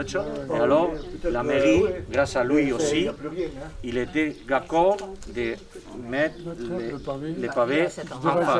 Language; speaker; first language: French; non-native, fluent; Spanish